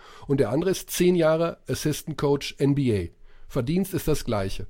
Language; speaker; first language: German; native; German